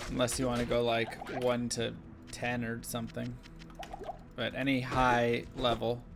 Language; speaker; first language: English; native; English